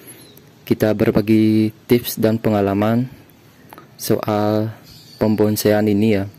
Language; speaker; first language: Indonesian; native; Indonesian